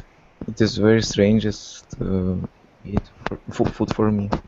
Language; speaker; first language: English; non-native, learner; Russian